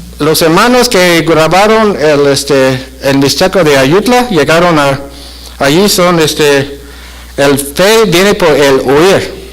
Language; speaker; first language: Spanish; non-native, fluent; English